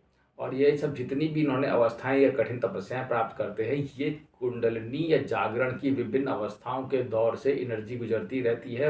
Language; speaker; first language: Hindi; native; Hindi